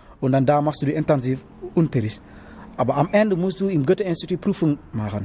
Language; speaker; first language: German; non-native, learner; Wolof